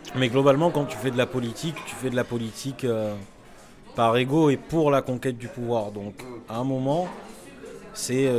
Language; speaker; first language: French; native; French